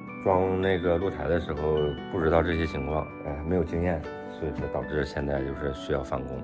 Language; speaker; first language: Chinese; native; Chinese